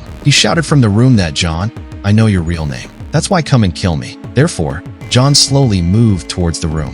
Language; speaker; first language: English; non-native, local second language; Hindi